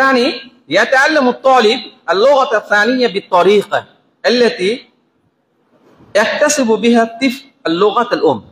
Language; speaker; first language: Arabic; non-native, fluent; Bangla